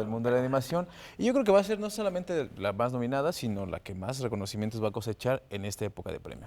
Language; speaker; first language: Spanish; native; Spanish